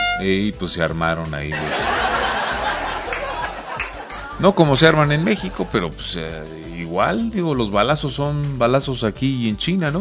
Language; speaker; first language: Spanish; native; Spanish